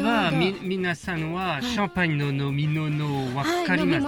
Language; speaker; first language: Japanese; non-native, fluent; French